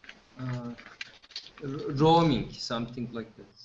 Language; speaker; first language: English; non-native, fluent; Turkish